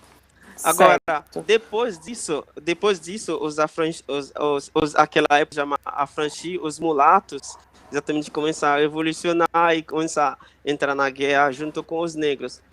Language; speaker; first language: Portuguese; non-native, fluent; Haitian Creole